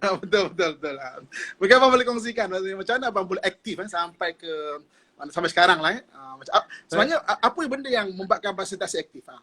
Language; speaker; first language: Malay; native; Malay